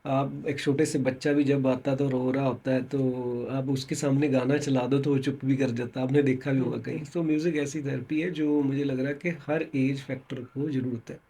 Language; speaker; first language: Hindi; non-native, local second language; Punjabi